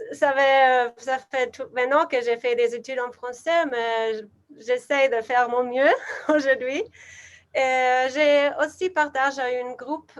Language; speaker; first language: French; non-native, learner; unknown